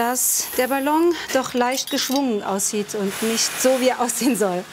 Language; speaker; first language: German; native; German